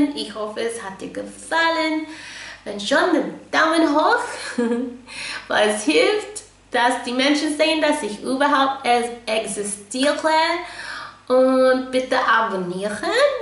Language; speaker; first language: German; non-native, fluent; English